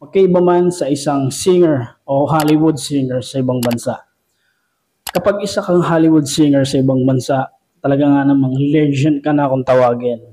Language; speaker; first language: Filipino; native; Filipino